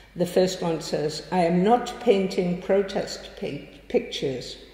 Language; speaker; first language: English; native; English